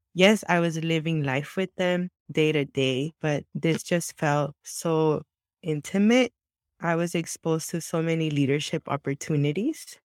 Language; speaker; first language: English; early bilingual, other home language; Spanish